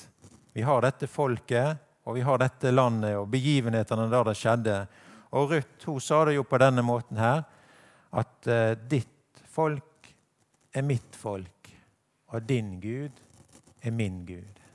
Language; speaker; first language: Norwegian; native; Norwegian